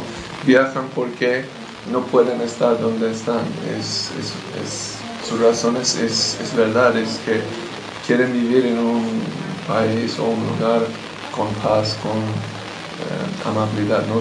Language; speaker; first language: Spanish; non-native, learner; English